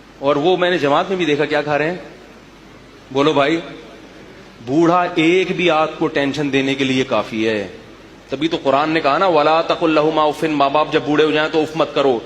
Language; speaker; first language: Urdu; native; Urdu